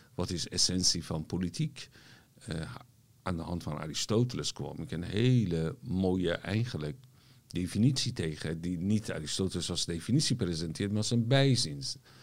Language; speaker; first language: Dutch; non-native, fluent; Persian